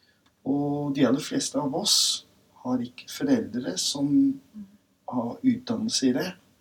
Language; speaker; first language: Norwegian; non-native, fluent; English